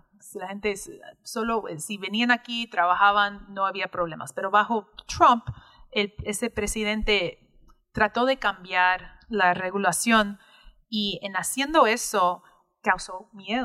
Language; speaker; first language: Spanish; early bilingual, heritage; English